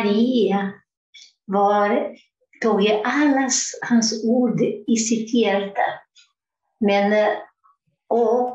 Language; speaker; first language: Swedish; non-native, fluent; Portuguese